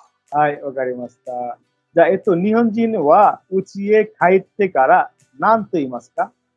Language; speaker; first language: Japanese; non-native, fluent; Bangla